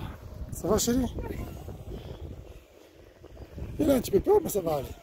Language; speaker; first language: French; non-native, learner; Bulgarian